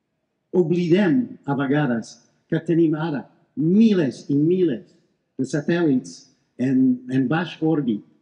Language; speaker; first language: Catalan; non-native, fluent; English